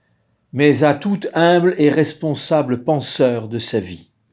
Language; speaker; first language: French; native; French